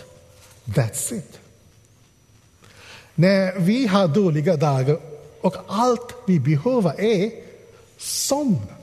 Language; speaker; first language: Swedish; non-native, fluent; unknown